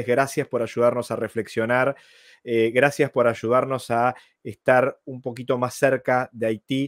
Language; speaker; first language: Spanish; native; Spanish